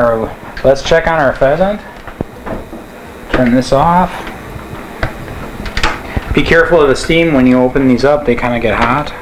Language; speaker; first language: English; native; English